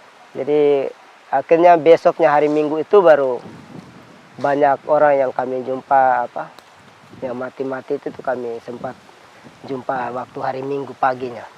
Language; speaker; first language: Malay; non-native, local second language; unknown